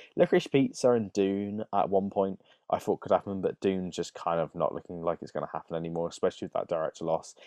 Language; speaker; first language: English; native; English